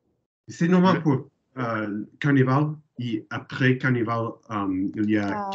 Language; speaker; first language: French; non-native, learner; English